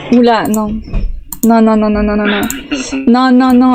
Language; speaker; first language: French; native; French